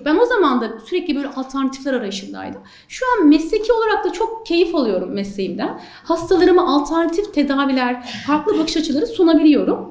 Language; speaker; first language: Turkish; native; Turkish